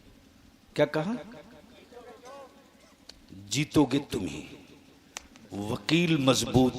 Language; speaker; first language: Hindi; native; Hindi